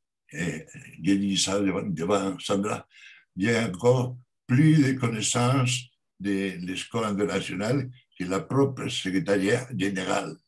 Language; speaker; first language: French; non-native, learner; Spanish